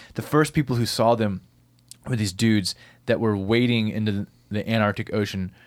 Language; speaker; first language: English; native; English